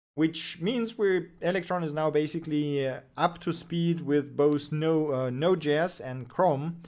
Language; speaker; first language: English; non-native, fluent; Russian